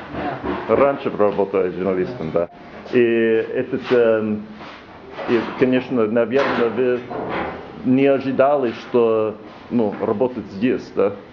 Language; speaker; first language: Russian; non-native, learner; English